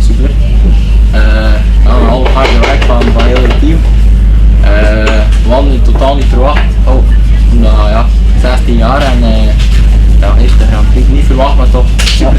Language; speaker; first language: Dutch; native; Dutch